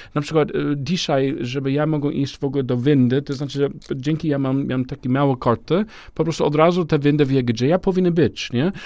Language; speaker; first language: Polish; non-native, learner; English